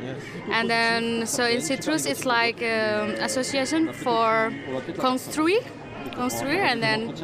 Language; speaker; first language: English; non-native, learner; Indonesian